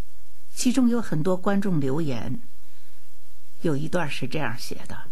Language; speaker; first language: Chinese; native; Chinese